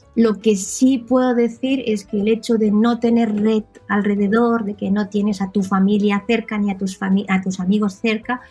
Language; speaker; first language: Spanish; non-native, local second language; Catalan